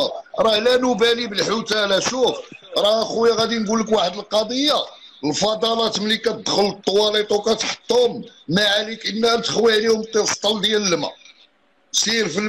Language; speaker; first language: Arabic; native; Arabic